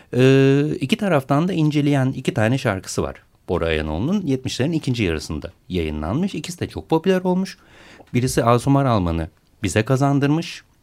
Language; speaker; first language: Turkish; native; Turkish